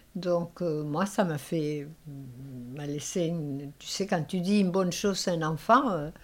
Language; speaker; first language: French; non-native, fluent; Spanish